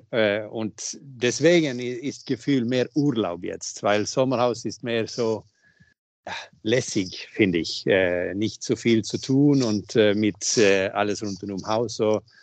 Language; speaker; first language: German; non-native, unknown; Swedish